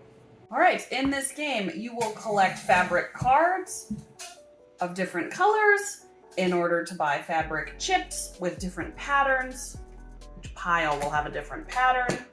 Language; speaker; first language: English; native; English